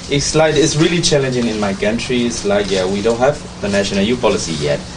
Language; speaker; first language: English; non-native, learner; Burmese